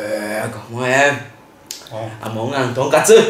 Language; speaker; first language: Vietnamese; non-native, learner; Japanese